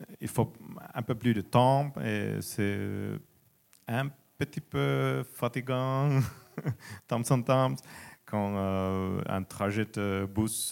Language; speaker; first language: French; non-native, learner; Finnish